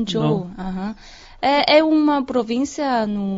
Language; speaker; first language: Portuguese; non-native, fluent; Chinese